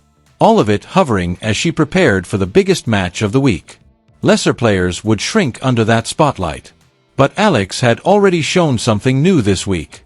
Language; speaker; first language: English; native; English